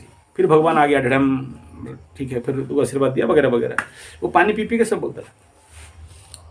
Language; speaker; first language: Hindi; non-native, local second language; Odia